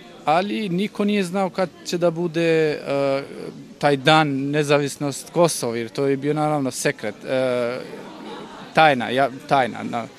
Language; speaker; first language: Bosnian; non-native, local second language; Albanian